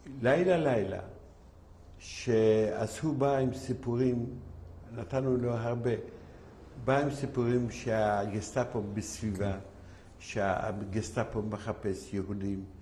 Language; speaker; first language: Hebrew; non-native, fluent; Yiddish